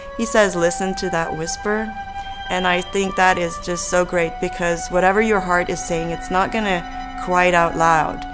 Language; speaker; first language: English; native; English